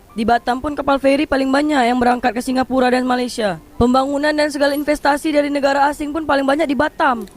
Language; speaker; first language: Malay; native; Malay